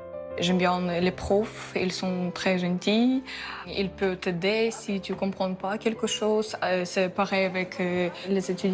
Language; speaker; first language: French; non-native, fluent; Ukrainian